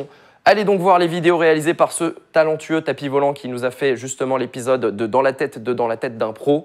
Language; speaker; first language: French; native; French